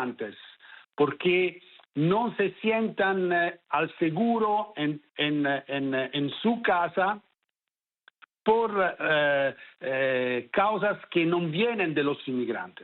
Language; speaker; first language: Spanish; non-native, fluent; Italian